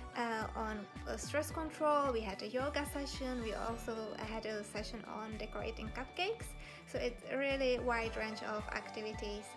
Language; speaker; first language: English; non-native, fluent; Czech